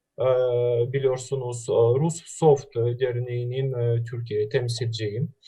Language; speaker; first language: Turkish; non-native, fluent; Russian